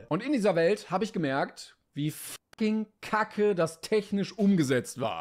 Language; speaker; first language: German; native; German